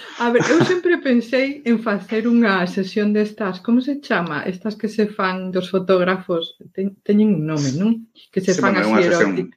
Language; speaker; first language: Galician; non-native, local second language; Spanish